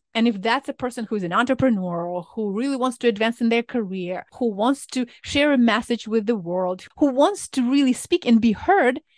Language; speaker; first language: English; non-native, fluent; Ukrainian